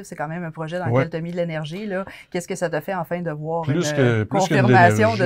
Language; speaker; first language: French; native; French